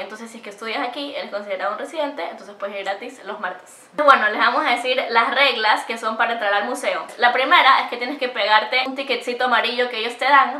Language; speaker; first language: Spanish; native; Spanish